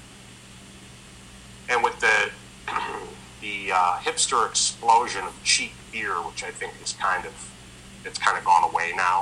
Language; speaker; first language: English; native; English